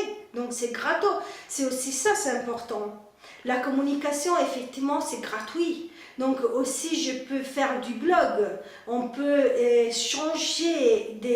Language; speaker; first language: French; non-native, fluent; Spanish